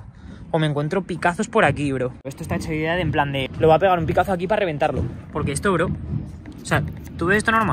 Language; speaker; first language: Spanish; native; Spanish